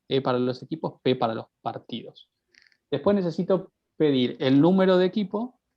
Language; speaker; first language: Spanish; native; Spanish